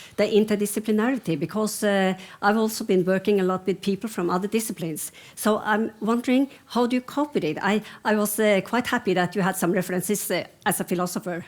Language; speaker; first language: English; non-native, fluent; Norwegian